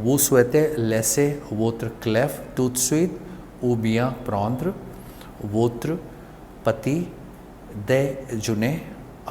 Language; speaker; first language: French; non-native, learner; Hindi